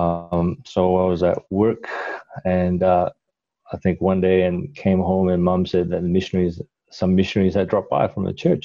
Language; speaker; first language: English; non-native, local second language; Cantonese